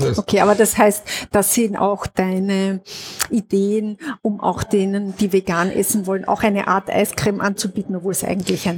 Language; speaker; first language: German; native; German